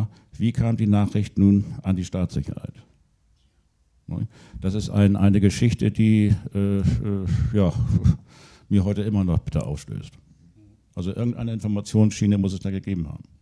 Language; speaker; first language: German; native; German